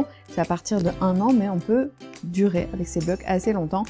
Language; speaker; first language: French; native; French